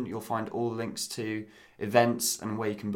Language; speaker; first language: English; native; English